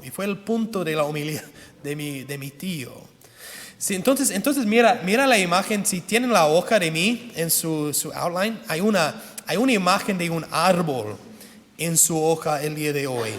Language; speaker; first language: Spanish; non-native, fluent; English